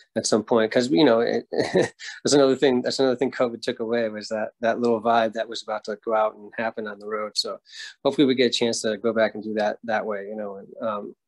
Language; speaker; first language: English; native; English